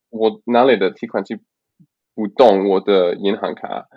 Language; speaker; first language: Chinese; non-native, learner; English